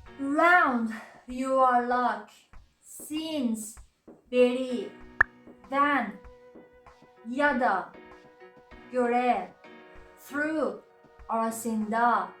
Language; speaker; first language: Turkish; non-native, learner; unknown